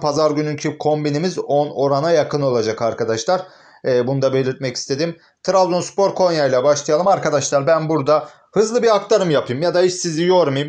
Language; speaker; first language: Turkish; native; Turkish